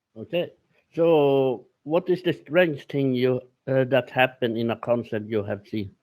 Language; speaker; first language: English; non-native, learner; Swedish